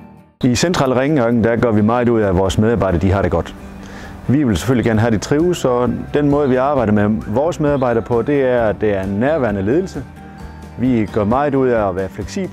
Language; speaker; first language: Danish; native; Danish